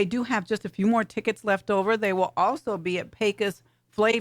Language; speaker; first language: English; native; English